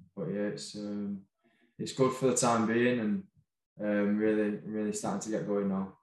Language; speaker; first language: English; native; English